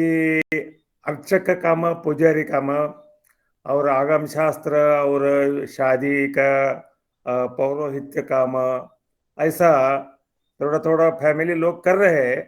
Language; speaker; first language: Hindi; non-native, local second language; Telugu